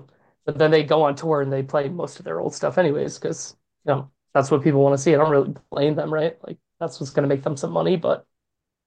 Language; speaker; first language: English; native; English